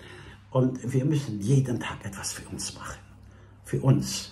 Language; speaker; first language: German; non-native, fluent; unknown